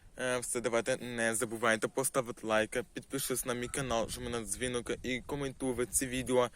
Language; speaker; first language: Ukrainian; non-native, local second language; Russian